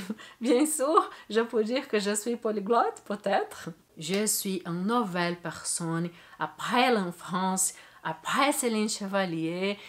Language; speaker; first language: French; non-native, learner; Portuguese